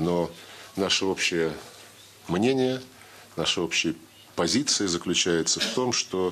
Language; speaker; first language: Russian; native; Russian